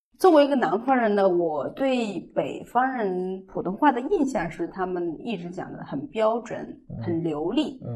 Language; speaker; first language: Chinese; native; Chinese